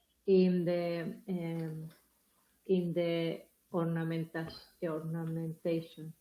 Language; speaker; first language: English; non-native, learner; Spanish